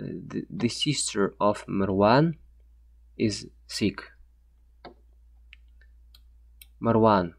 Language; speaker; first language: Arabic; non-native, fluent; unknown